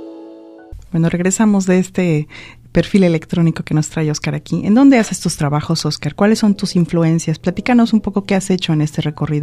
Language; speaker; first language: Spanish; native; Spanish